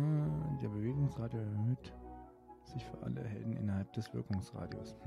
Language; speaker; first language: German; native; German